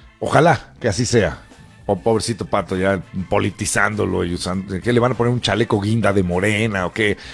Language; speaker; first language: Spanish; native; Spanish